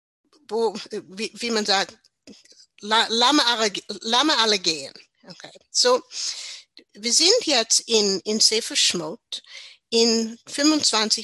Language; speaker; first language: German; non-native, learner; English